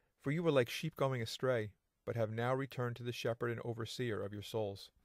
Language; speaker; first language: English; native; English